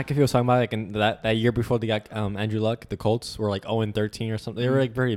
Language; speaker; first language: English; native; English